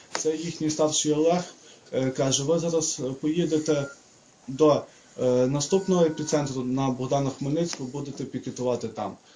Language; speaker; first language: Ukrainian; native; Ukrainian